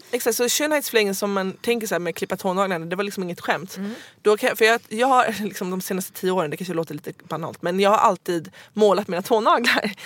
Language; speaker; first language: Swedish; native; Swedish